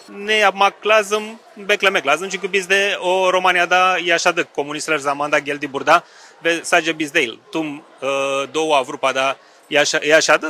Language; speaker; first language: Turkish; non-native, learner; Romanian